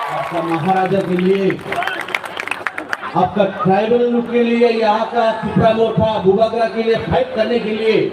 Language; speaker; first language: Hindi; non-native, local second language; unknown